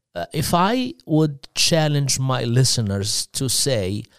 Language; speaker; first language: English; non-native, fluent; Arabic